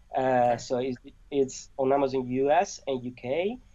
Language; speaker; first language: English; non-native, fluent; Italian